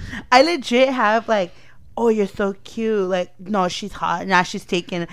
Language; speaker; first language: English; early bilingual, other home language; Spanish